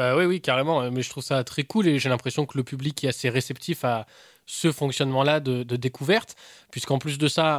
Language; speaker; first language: French; native; French